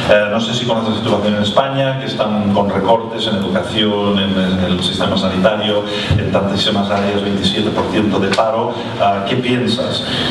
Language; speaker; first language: Spanish; native; Spanish